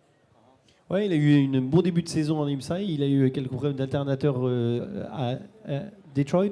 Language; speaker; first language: French; native; French